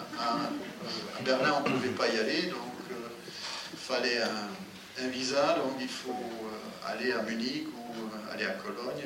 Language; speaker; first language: French; non-native, fluent; German